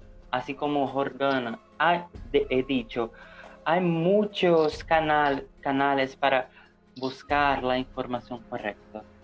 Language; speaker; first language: Spanish; non-native, learner; Portuguese